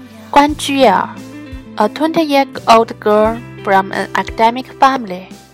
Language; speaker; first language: English; non-native, learner; Chinese